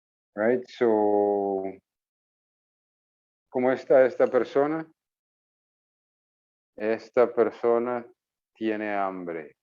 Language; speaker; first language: Spanish; non-native, fluent; English